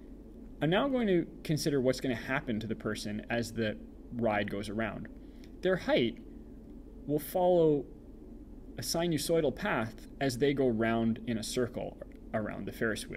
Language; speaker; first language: English; native; English